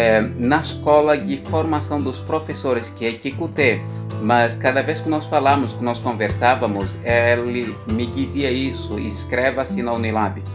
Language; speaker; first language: Portuguese; non-native, local second language; Upper Guinea Crioulo